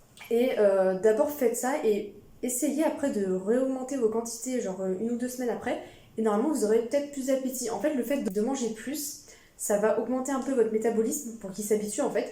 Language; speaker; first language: French; native; French